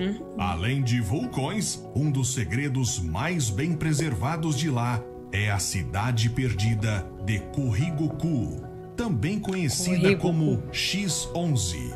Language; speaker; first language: Portuguese; non-native, learner; Russian